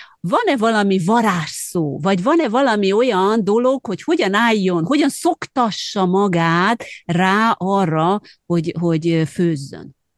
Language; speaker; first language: Hungarian; native; Hungarian